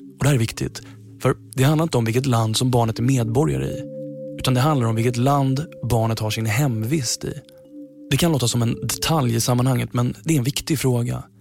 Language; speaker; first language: Swedish; native; Swedish